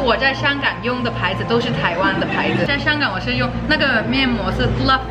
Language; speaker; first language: Chinese; non-native, local second language; Cantonese